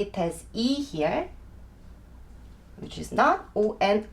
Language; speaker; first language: English; non-native, fluent; Korean